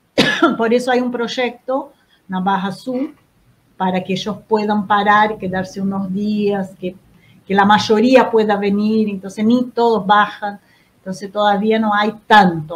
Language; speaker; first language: Spanish; non-native, fluent; Portuguese